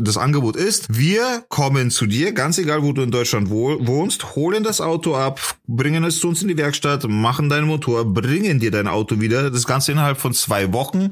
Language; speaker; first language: German; native; German